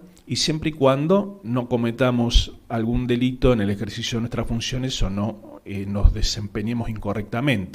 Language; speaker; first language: Spanish; native; Spanish